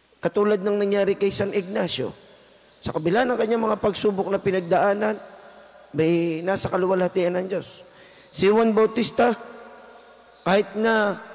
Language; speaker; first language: Filipino; native; Filipino